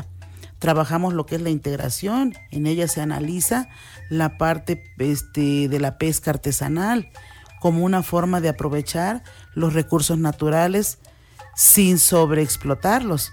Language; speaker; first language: Spanish; native; Spanish